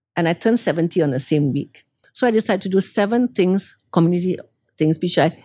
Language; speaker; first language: English; native; English